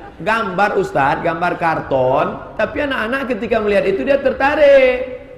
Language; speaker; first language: Indonesian; native; Indonesian